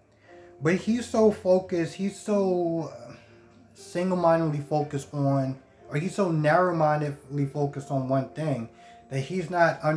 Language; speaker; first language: English; native; English